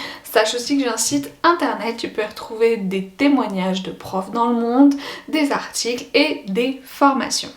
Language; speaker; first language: French; native; French